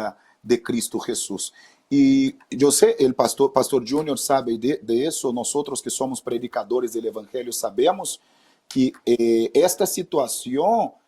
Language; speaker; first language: Spanish; non-native, fluent; Portuguese